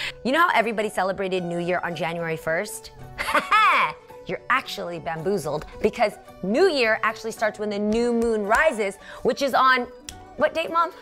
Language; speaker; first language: English; early bilingual, other home language; Vietnamese